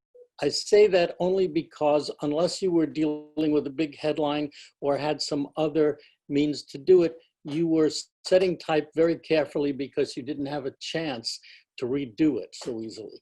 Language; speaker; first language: English; native; English